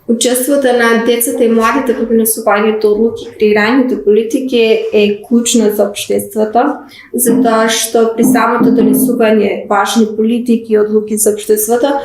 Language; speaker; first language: Macedonian; native; Macedonian